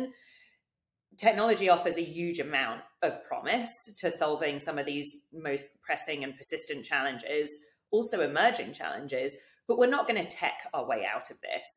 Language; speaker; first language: English; native; English